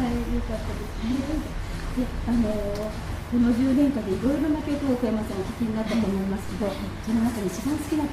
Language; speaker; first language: Japanese; native; Japanese